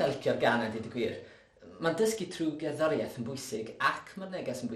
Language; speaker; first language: Welsh; non-native, local second language; English